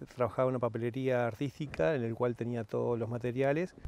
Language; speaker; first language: Spanish; native; Spanish